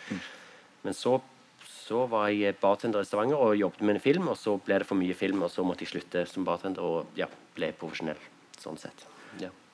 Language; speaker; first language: Norwegian; native; Norwegian